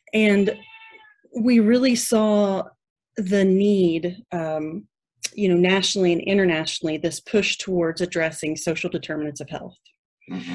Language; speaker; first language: English; native; English